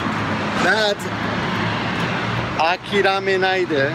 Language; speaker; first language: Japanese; non-native, fluent; English